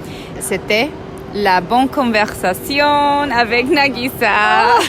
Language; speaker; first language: French; non-native, learner; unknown